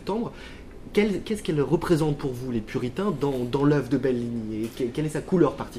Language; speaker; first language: French; native; French